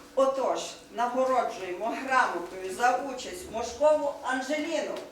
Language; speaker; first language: Ukrainian; native; Ukrainian